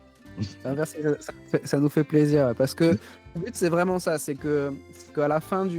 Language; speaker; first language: French; native; French